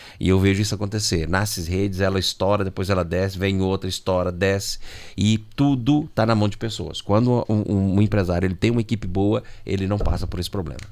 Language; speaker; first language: Portuguese; native; Portuguese